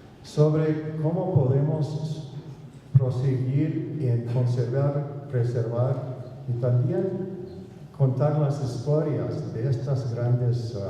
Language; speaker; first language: Spanish; non-native, fluent; English